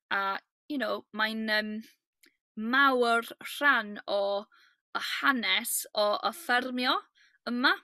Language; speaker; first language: Welsh; non-native, learner; English